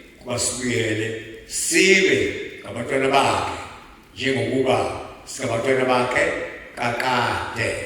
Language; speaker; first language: Zulu; native; Zulu